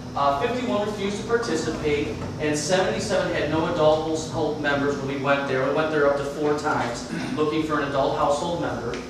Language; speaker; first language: English; native; English